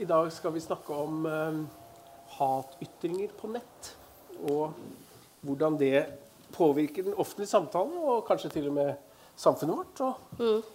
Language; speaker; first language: Norwegian; native; Norwegian